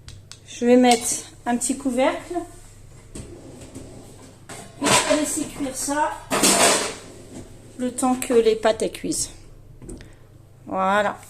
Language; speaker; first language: French; native; French